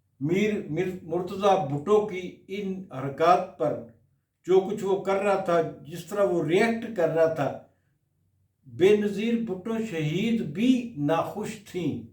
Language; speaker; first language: Urdu; non-native, local second language; Punjabi